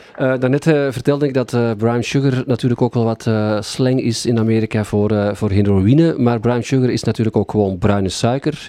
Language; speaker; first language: Dutch; native; Dutch